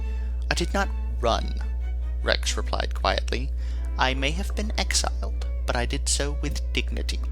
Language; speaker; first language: English; native; English